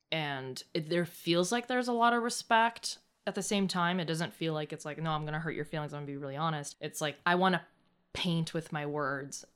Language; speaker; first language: English; early bilingual, other home language; Russian